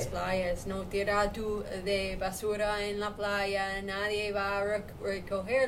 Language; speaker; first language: Spanish; non-native, learner; English